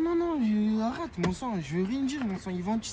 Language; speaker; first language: French; native; French